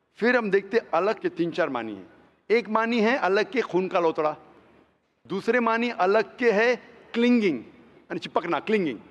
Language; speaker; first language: Hindi; non-native, local second language; Konkani